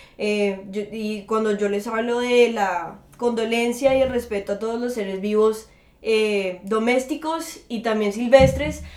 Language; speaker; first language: Spanish; early bilingual, heritage; Spanish